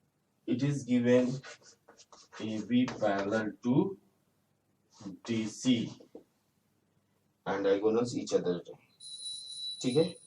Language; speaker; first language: English; non-native, local second language; Hindi